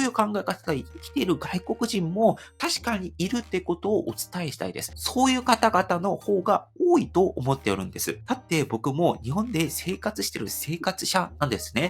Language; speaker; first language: Japanese; non-native, fluent; Korean